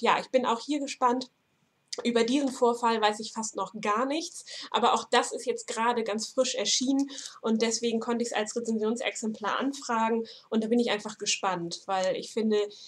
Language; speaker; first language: German; native; German